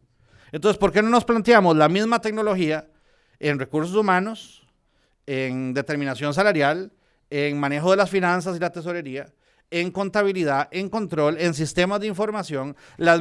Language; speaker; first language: Spanish; native; Spanish